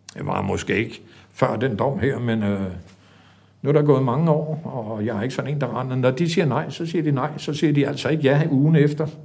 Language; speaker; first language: Danish; non-native, fluent; Macedonian